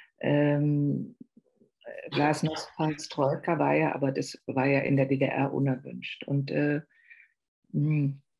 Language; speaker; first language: German; native; German